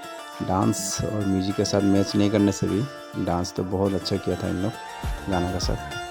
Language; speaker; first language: Hindi; non-native, local second language; Assamese